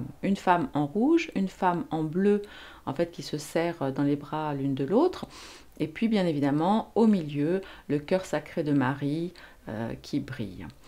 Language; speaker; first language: French; native; French